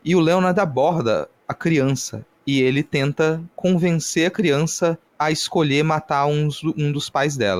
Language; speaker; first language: Portuguese; native; Portuguese